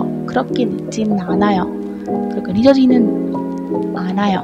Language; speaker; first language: Korean; non-native, learner; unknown